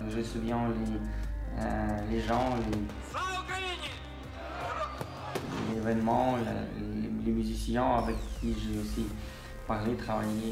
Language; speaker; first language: French; non-native, learner; Ukrainian